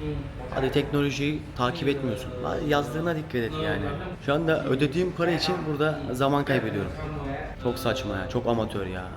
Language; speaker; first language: Turkish; native; Turkish